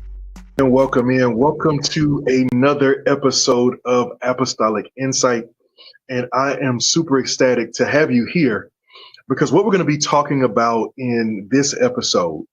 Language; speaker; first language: English; native; English